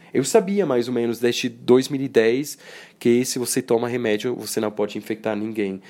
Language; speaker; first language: Portuguese; non-native, fluent; Swiss German